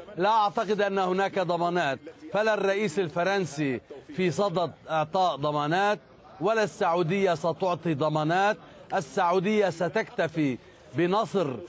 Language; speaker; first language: Arabic; native; Arabic